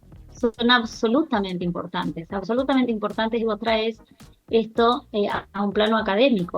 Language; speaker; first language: Spanish; native; Spanish